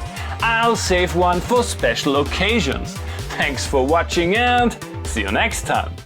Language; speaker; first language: English; non-native, fluent; German